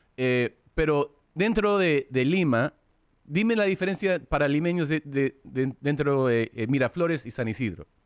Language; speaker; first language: Spanish; early bilingual, heritage; English